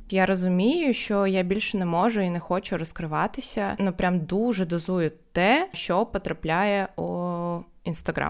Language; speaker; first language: Ukrainian; non-native, local second language; Russian